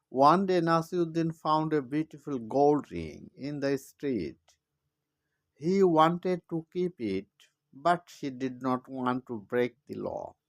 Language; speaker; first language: English; non-native, local second language; Bangla